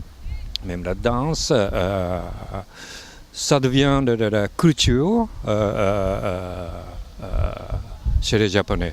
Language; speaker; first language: French; non-native, fluent; Japanese